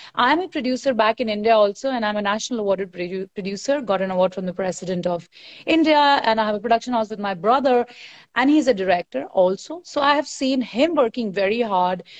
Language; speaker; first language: English; non-native, local second language; Hindi